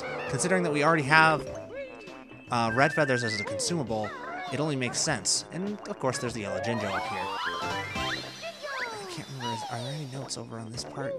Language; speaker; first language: English; native; English